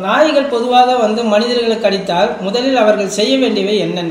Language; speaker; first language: Tamil; native; Tamil